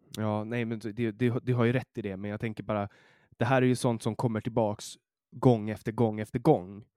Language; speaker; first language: Swedish; native; Swedish